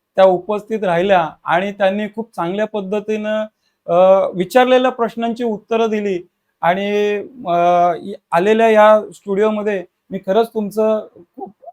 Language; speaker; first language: Marathi; native; Marathi